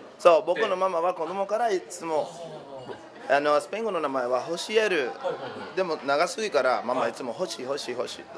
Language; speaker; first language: Japanese; non-native, learner; Spanish